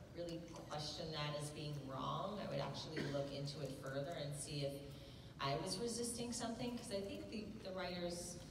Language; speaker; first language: English; native; English